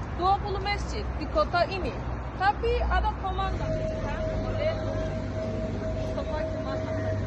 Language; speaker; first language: Indonesian; non-native, learner; Turkish